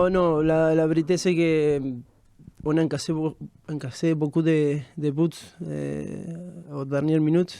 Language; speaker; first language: French; non-native, fluent; Spanish